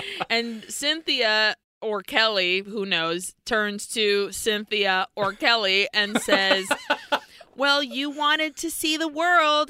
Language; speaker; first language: English; early bilingual, other home language; Spanish